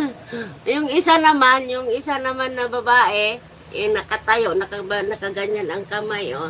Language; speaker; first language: Filipino; native; Filipino